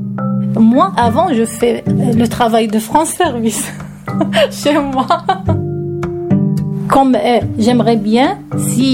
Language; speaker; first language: French; non-native, learner; Arabic